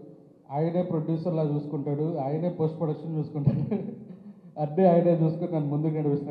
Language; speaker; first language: Telugu; native; Telugu